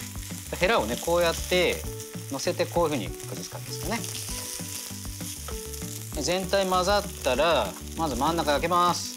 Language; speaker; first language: Japanese; native; Japanese